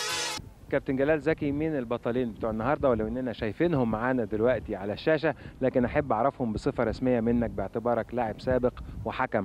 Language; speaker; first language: Arabic; native; Arabic